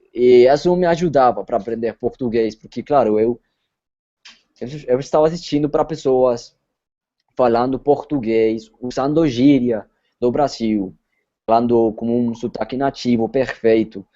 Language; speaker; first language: Portuguese; non-native, fluent; Spanish